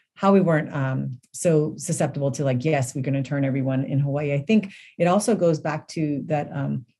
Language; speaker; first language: English; native; English